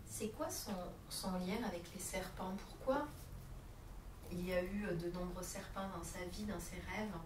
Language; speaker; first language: French; native; French